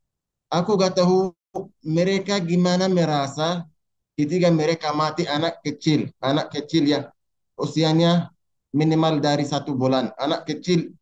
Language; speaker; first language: Indonesian; non-native, learner; Arabic